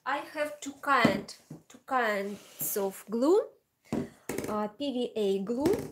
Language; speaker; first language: English; non-native, learner; Russian